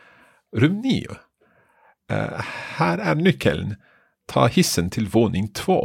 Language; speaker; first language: Swedish; non-native, learner; English